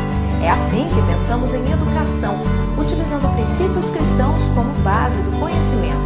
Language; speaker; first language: Portuguese; native; Portuguese